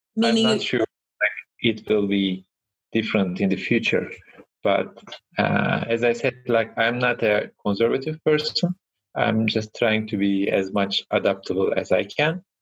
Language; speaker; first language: English; non-native, fluent; Turkish